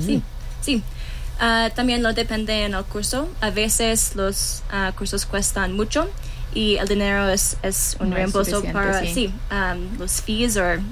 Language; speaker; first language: Spanish; non-native, learner; English